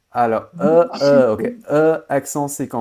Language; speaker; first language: French; non-native, fluent; Sinhala